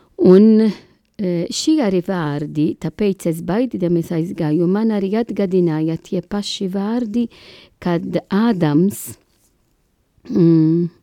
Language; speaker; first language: Latvian; non-native, learner; Italian